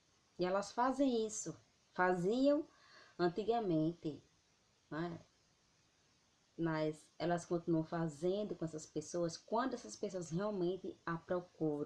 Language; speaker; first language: Portuguese; native; Portuguese